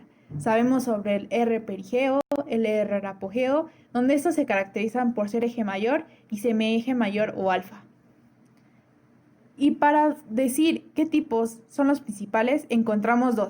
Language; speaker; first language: Spanish; native; Spanish